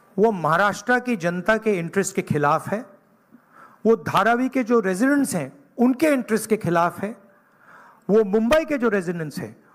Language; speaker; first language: Hindi; native; Hindi